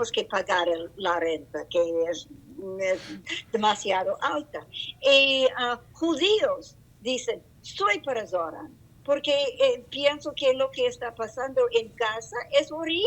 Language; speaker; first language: Spanish; non-native, learner; English